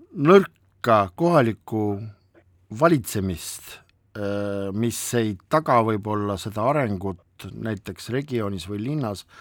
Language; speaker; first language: Estonian; non-native, local second language; Russian